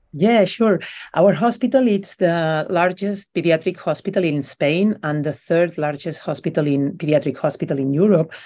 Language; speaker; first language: English; non-native, fluent; Spanish